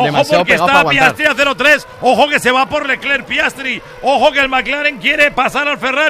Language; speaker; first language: Spanish; native; Spanish